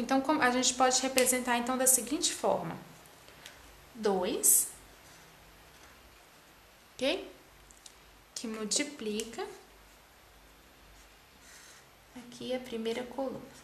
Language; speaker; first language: Portuguese; native; Portuguese